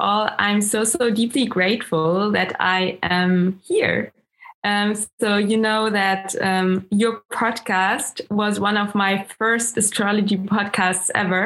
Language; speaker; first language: English; non-native, fluent; German